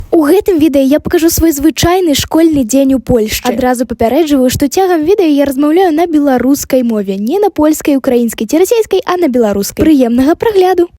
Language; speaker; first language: Belarusian; non-native, local second language; Russian